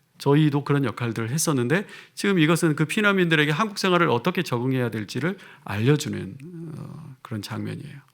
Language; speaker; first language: Korean; native; Korean